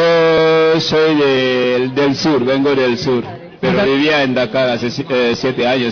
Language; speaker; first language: Spanish; non-native, fluent; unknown